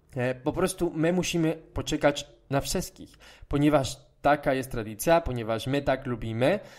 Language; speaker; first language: Polish; non-native, fluent; Spanish